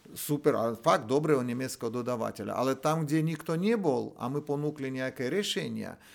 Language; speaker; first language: Slovak; non-native, fluent; Russian